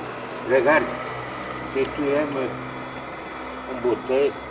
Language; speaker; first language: French; non-native, learner; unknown